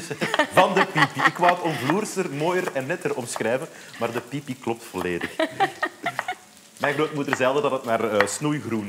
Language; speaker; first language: Dutch; native; Dutch